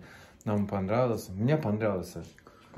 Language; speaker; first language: Russian; non-native, learner; Turkish